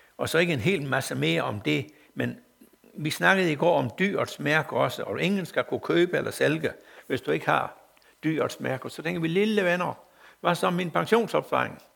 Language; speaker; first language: Danish; native; Danish